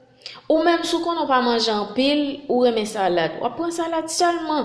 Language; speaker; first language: French; non-native, local second language; Haitian Creole